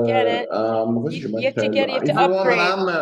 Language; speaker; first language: English; native; English